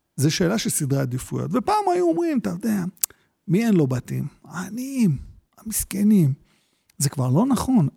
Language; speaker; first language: Hebrew; native; Hebrew